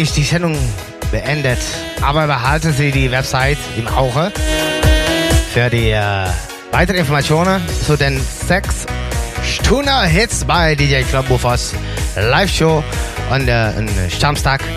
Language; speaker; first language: German; non-native, learner; Dutch